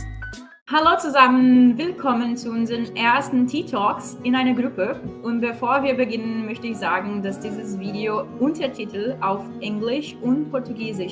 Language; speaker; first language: German; non-native, fluent; Portuguese